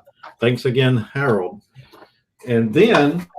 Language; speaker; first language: English; native; English